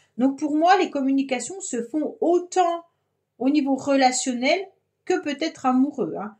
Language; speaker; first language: French; native; French